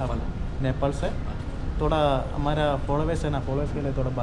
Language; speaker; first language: Hindi; non-native, local second language; Malayalam